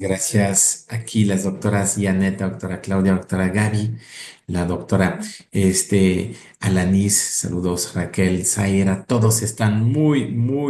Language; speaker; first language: Spanish; native; Spanish